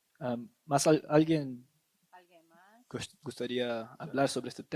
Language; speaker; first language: Spanish; non-native, fluent; Portuguese